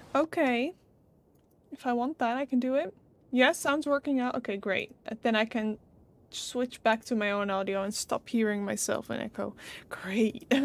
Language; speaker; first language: English; non-native, fluent; Dutch